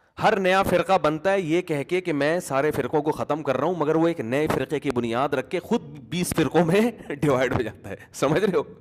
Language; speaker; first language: Urdu; native; Urdu